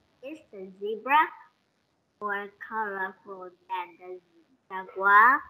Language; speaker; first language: English; non-native, learner; Korean